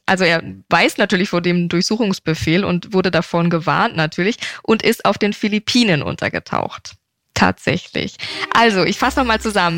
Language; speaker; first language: German; native; German